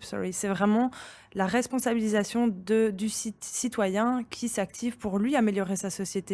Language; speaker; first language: French; native; French